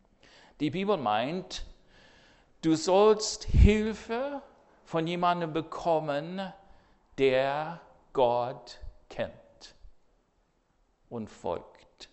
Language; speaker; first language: German; non-native, fluent; English